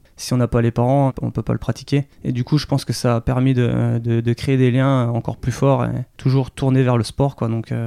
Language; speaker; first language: French; native; French